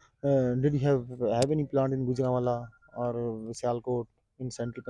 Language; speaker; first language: English; non-native, local second language; Punjabi